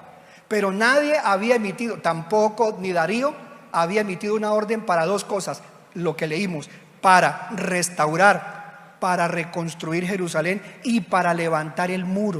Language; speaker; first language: Spanish; native; Spanish